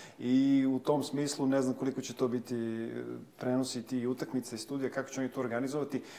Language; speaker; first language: Serbian; native; Serbian